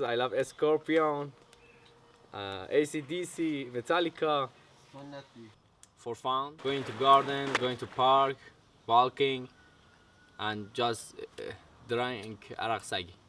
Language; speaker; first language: English; non-native, learner; Persian